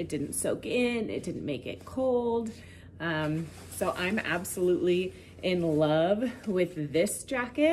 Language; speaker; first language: English; native; English